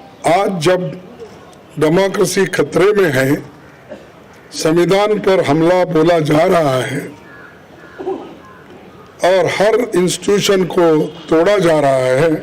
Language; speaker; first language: Hindi; non-native, local second language; Kannada